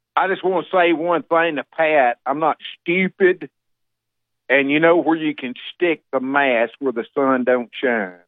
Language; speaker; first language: English; native; English